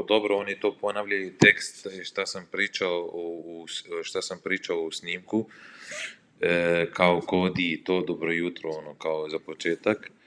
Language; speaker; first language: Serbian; non-native, learner; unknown